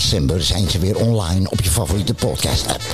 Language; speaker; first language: Dutch; native; Dutch